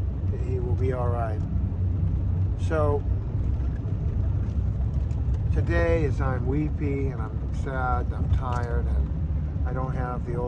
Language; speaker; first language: English; native; English